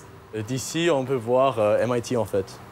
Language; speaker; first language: French; non-native, learner; English